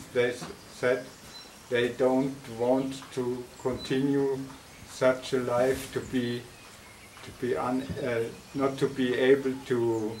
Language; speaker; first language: English; non-native, fluent; German